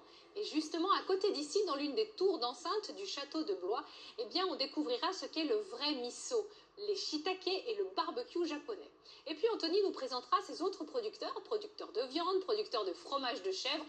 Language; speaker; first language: French; native; French